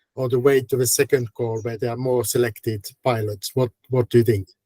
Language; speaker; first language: English; non-native, fluent; Finnish